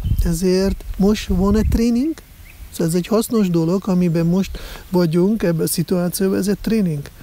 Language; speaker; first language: Hungarian; non-native, fluent; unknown